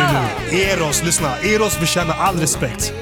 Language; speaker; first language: Swedish; native; Swedish